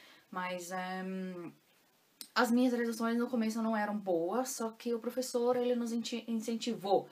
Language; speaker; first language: Portuguese; non-native, local second language; German